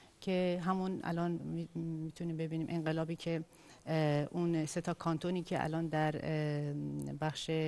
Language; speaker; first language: Persian; non-native, local second language; Kurdish